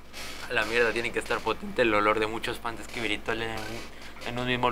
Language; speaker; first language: Spanish; native; Spanish